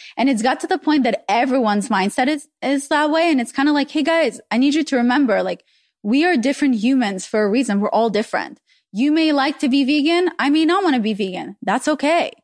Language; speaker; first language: English; early bilingual, other home language; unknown